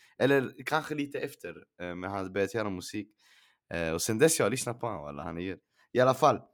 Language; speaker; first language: Swedish; early bilingual, other home language; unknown